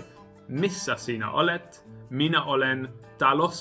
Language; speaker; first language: Finnish; non-native, learner; English